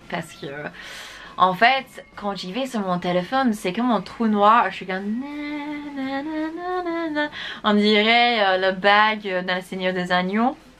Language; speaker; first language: French; non-native, fluent; English